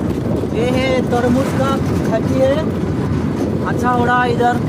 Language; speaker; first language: Hindi; non-native, local second language; Bodo